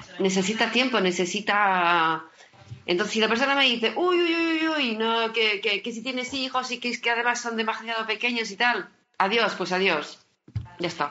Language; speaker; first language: Spanish; early bilingual, heritage; French